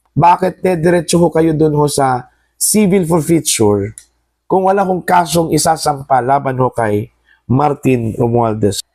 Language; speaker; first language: Filipino; non-native, local second language; Cebuano